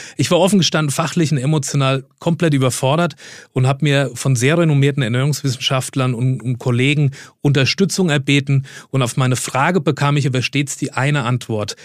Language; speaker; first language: German; native; German